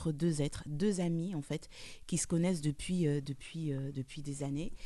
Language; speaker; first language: French; native; French